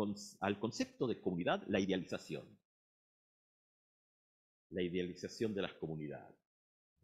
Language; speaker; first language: Spanish; native; Spanish